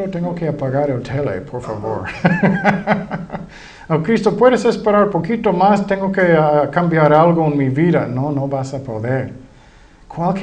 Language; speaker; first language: Spanish; non-native, fluent; English